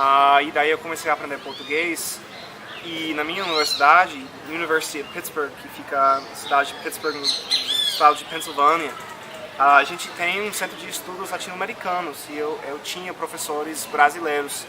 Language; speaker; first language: Portuguese; non-native, fluent; English